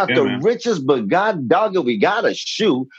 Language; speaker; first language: English; native; English